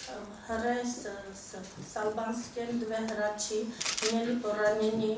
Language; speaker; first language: Czech; non-native, fluent; Armenian